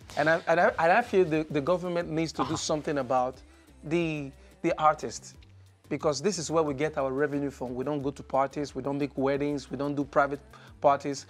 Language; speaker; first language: English; non-native, local second language; Igbo